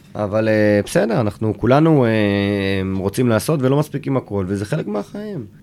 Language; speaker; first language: Hebrew; native; Hebrew